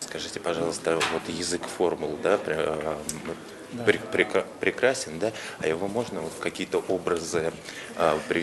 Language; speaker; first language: Russian; native; Russian